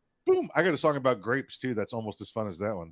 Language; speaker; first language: English; native; English